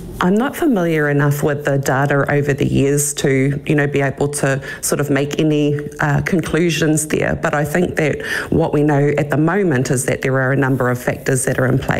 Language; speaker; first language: English; native; English